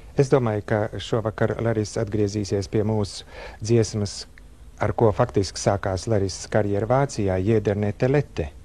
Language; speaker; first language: Latvian; native; Latvian